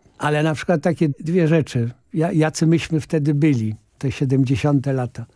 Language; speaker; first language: Polish; native; Polish